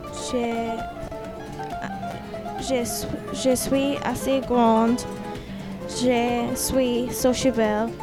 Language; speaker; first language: French; non-native, learner; English